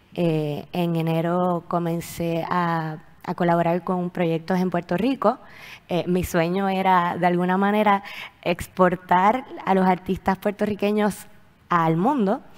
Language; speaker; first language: Spanish; native; Spanish